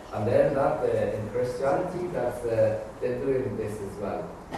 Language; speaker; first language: English; non-native, fluent; Persian